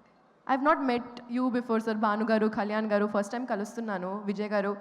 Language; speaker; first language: Telugu; non-native, fluent; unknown